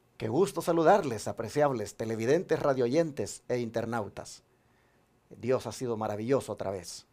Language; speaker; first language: Spanish; native; Spanish